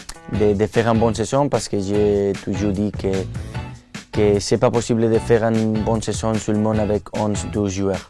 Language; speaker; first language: French; non-native, fluent; Spanish